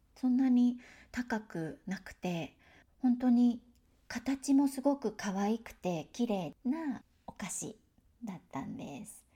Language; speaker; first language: Japanese; native; Japanese